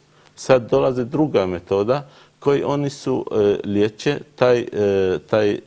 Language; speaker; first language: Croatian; non-native, learner; Arabic